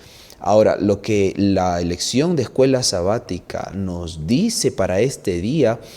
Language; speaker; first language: Spanish; native; Spanish